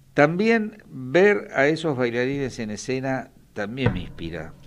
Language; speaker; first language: Spanish; native; Spanish